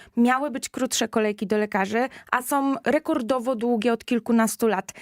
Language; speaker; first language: Polish; native; Polish